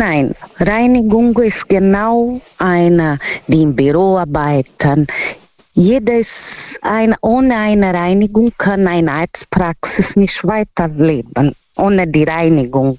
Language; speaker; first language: German; non-native, learner; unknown